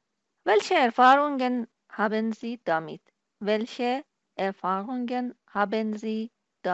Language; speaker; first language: German; non-native, fluent; Persian